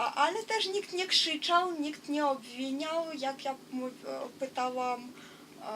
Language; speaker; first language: Polish; non-native, fluent; Russian